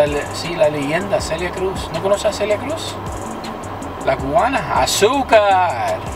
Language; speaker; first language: Spanish; early bilingual, heritage; Spanish